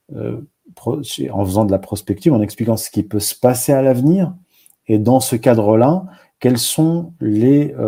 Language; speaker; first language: French; non-native, local second language; Arabic